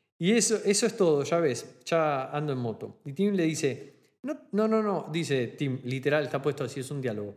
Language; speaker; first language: Spanish; native; Spanish